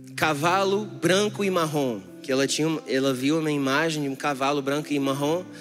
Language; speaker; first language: Portuguese; non-native, fluent; English